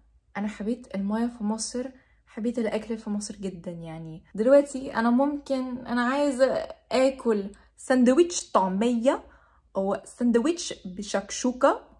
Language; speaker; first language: Arabic; non-native, learner; English